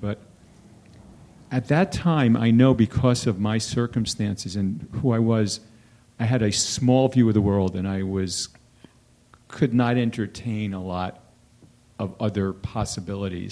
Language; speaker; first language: English; native; English